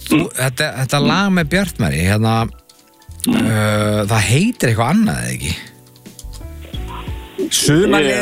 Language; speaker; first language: Icelandic; native; Icelandic